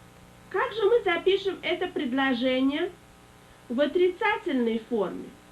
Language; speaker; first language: Russian; native; Russian